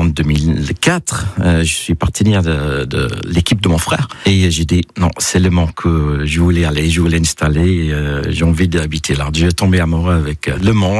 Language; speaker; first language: French; non-native, fluent; English